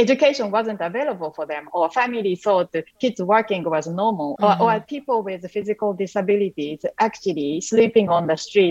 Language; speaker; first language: English; non-native, fluent; Japanese